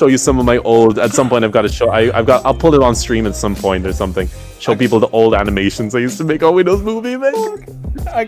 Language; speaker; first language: English; native; English